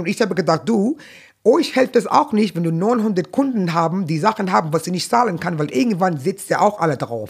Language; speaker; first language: German; non-native, fluent; English